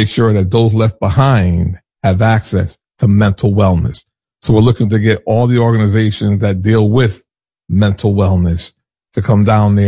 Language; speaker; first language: English; native; English